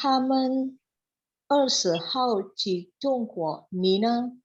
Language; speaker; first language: Chinese; non-native, learner; Indonesian